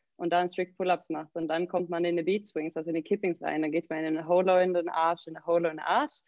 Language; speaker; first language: German; non-native, fluent; Swedish